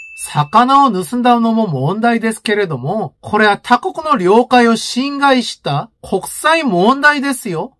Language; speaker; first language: Japanese; non-native, fluent; Korean